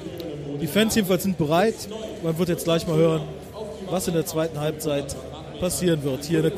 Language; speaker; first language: German; native; German